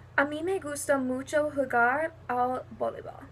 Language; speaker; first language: Spanish; non-native, learner; English